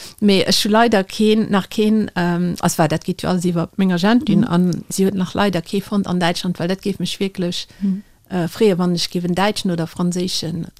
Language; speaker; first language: Luxembourgish; native; Luxembourgish